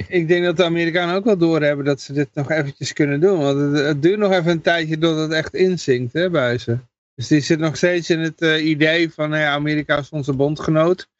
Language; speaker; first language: Dutch; native; Dutch